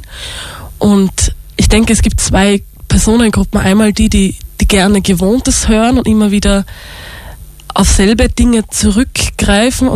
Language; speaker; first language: German; native; German